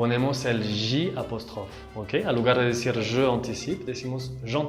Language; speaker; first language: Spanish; non-native, fluent; French